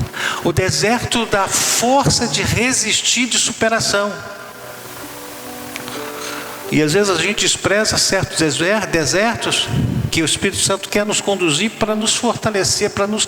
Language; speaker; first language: Portuguese; native; Portuguese